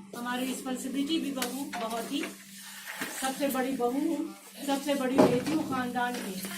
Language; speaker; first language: Urdu; non-native, fluent; Bhojpuri